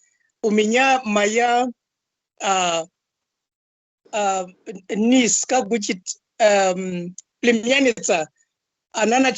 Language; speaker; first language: Russian; non-native, fluent; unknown